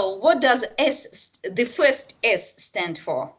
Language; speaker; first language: English; non-native, fluent; Russian